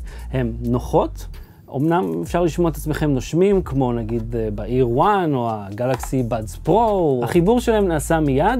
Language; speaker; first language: Hebrew; native; Hebrew